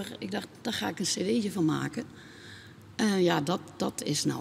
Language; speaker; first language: Dutch; native; Dutch